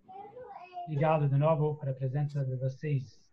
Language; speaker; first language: Portuguese; non-native, fluent; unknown